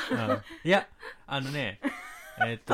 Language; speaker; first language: Japanese; non-native, fluent; Chinese